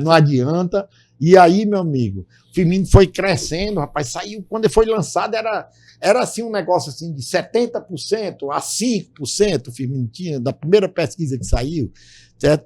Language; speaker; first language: Portuguese; native; Portuguese